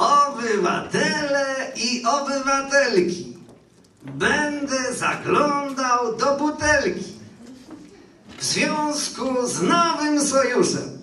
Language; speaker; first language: Polish; native; Polish